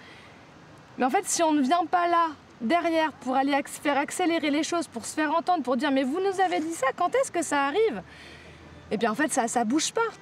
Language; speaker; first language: French; native; French